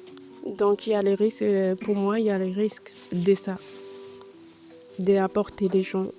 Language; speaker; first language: French; non-native, learner; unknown